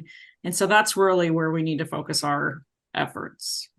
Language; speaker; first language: English; native; English